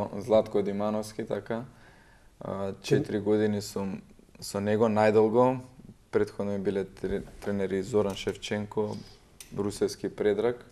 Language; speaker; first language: Macedonian; native; Macedonian